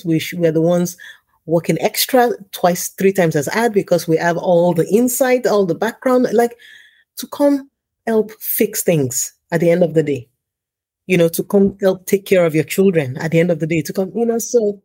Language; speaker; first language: English; non-native, local second language; Yoruba